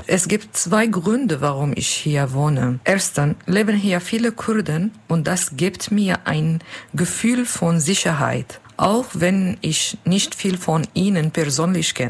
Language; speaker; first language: German; non-native, learner; Kurdish